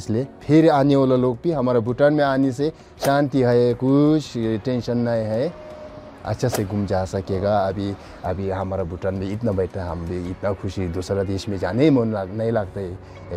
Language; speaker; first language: Hindi; non-native, learner; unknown